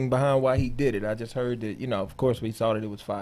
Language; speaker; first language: English; native; English